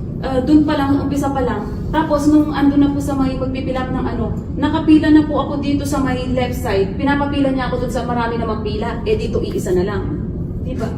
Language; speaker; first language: Filipino; native; Filipino